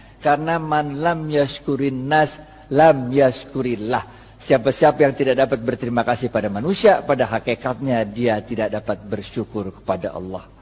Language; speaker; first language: Indonesian; native; Indonesian